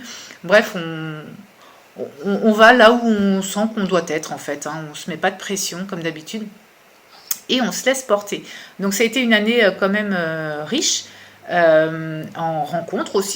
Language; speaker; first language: French; native; French